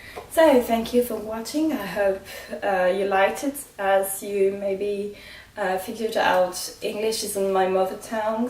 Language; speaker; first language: English; non-native, fluent; French